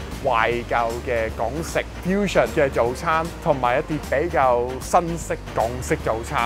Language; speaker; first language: Chinese; non-native, fluent; English